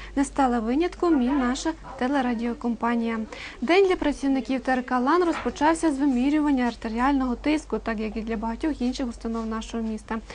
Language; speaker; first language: Ukrainian; native; Ukrainian